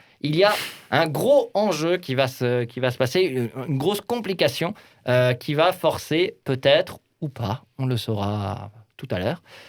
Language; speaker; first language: French; native; French